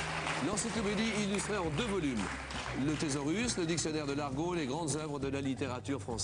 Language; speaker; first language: French; native; French